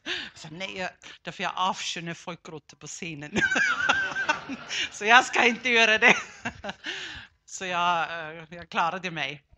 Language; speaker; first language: Swedish; non-native, fluent; German